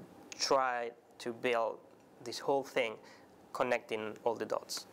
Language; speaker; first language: English; non-native, fluent; Spanish